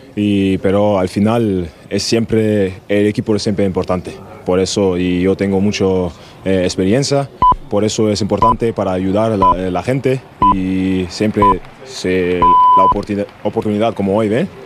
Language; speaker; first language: Spanish; non-native, learner; German